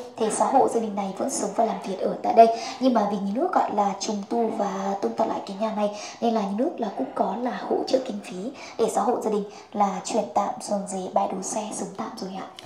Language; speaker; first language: Vietnamese; non-native, local second language; Hmong